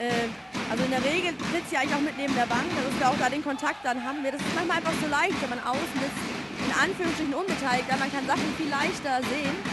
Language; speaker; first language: German; native; German